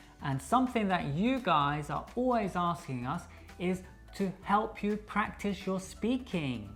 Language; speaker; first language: English; native; English